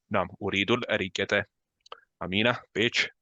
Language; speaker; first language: Arabic; non-native, fluent; Bosnian